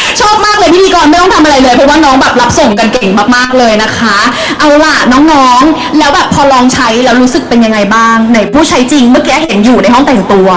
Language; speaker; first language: Thai; native; Thai